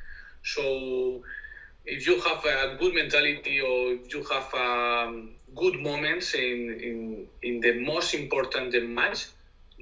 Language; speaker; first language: English; non-native, learner; Spanish